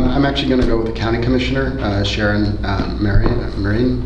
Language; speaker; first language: English; early bilingual, other home language; Spanish